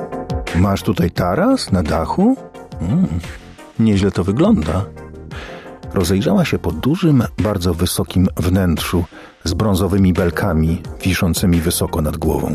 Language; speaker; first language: Polish; native; Polish